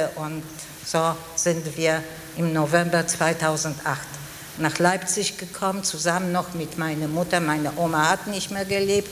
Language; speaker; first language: German; non-native, fluent; Polish